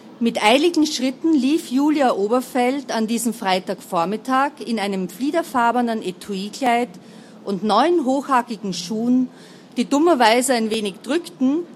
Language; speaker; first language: German; native; German